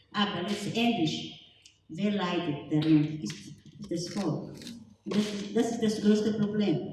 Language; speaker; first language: German; non-native, fluent; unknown